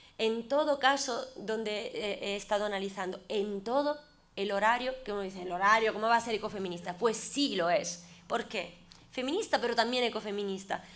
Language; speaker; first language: Spanish; non-native, fluent; Italian